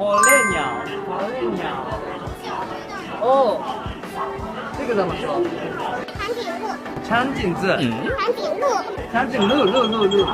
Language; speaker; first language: Chinese; non-native, learner; Japanese